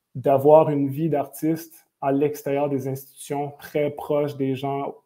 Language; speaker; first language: French; native; French